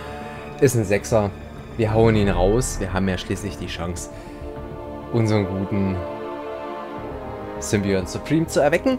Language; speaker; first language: German; native; German